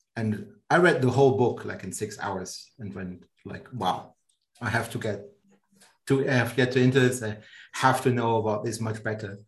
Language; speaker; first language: English; non-native, fluent; German